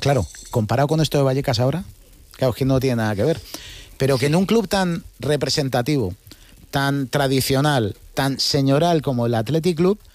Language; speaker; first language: Spanish; native; Spanish